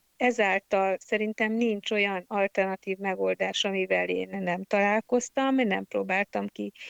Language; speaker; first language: Hungarian; native; Hungarian